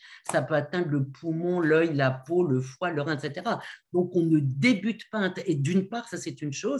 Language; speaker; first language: French; native; French